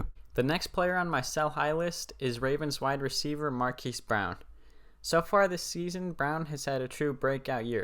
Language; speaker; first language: English; native; English